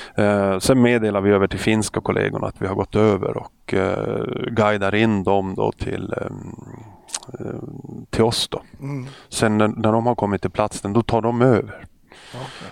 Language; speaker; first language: Swedish; native; Swedish